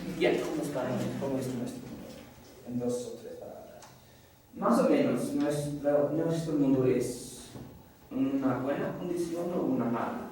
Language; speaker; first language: Spanish; non-native, fluent; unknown